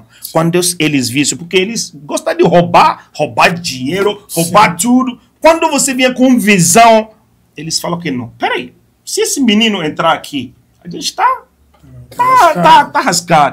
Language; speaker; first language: Portuguese; non-native, fluent; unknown